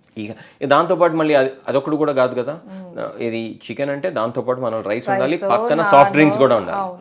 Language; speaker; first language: Telugu; native; Telugu